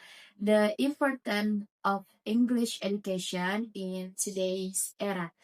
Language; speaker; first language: English; non-native, learner; Indonesian